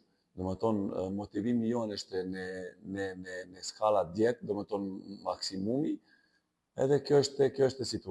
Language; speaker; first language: Albanian; non-native, fluent; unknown